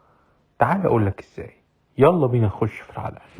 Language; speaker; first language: Arabic; native; Arabic